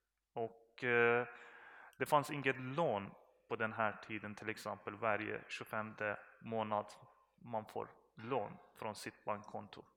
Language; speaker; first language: Swedish; non-native, learner; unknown